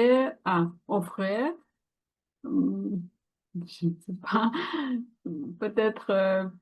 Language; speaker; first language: French; non-native, learner; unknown